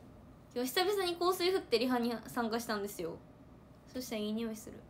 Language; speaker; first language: Japanese; native; Japanese